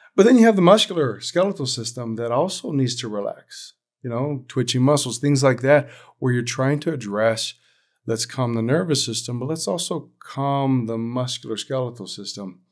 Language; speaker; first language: English; native; English